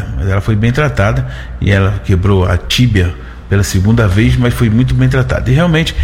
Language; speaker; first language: Portuguese; native; Portuguese